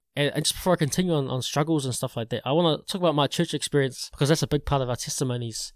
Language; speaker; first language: English; native; English